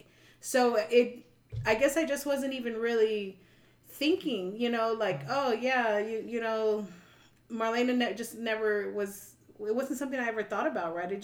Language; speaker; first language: English; native; English